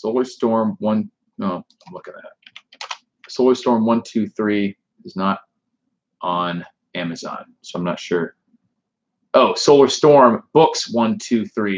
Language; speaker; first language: English; native; English